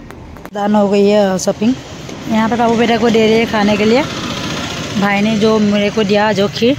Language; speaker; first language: Hindi; non-native, local second language; Assamese